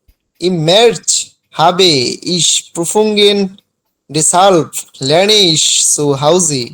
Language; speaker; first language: German; non-native, learner; Bangla